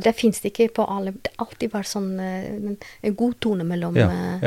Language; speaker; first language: Norwegian; non-native, learner; Albanian